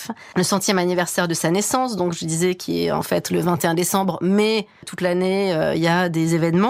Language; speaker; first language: French; native; French